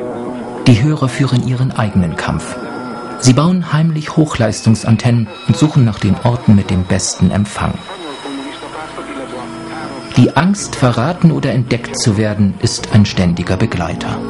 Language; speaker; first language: German; native; German